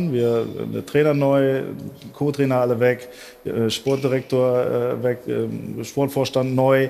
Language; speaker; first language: German; native; German